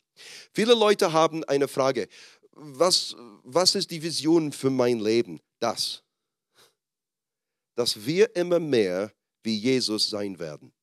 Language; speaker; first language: German; non-native, fluent; English